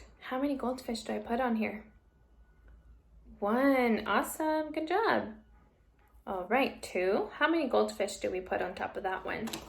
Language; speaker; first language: English; native; English